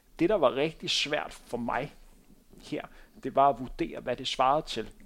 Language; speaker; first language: Danish; native; Danish